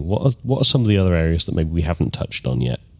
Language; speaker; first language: English; native; English